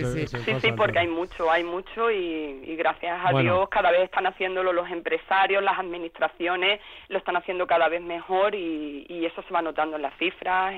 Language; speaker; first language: Spanish; native; Spanish